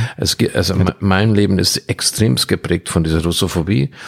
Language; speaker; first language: German; non-native, fluent; Hungarian